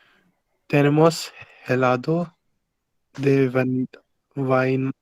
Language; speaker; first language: Spanish; non-native, learner; Hindi